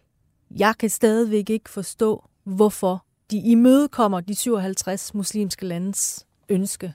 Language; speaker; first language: Danish; early bilingual, other home language; Persian